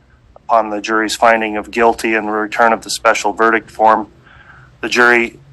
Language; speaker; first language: English; native; English